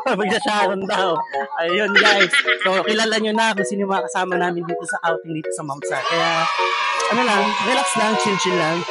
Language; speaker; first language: Filipino; native; Filipino